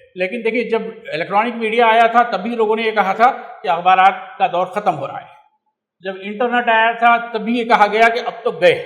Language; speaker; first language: Urdu; native; Urdu